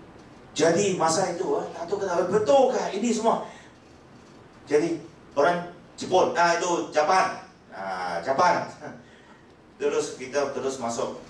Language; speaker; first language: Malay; non-native, local second language; Chinese